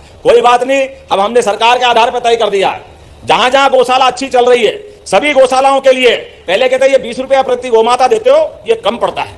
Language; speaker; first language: Hindi; native; Hindi